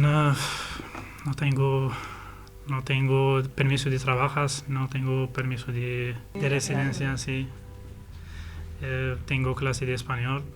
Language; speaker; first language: Spanish; non-native, learner; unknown